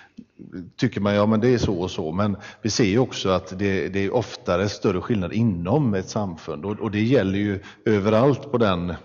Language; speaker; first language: Swedish; native; Swedish